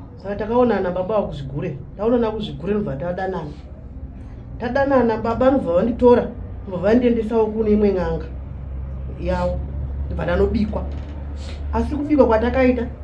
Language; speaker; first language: Shona; early bilingual, other home language; Nyanja